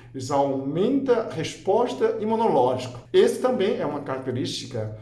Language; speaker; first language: Portuguese; non-native, fluent; Chinese